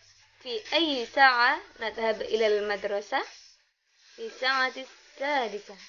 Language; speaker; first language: Arabic; non-native, learner; Indonesian